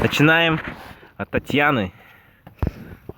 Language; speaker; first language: Russian; non-native, learner; Mongolian